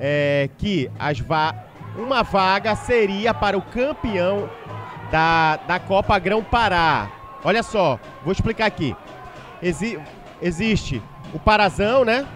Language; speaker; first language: Portuguese; native; Portuguese